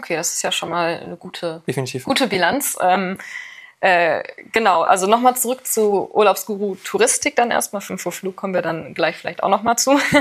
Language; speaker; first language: German; native; German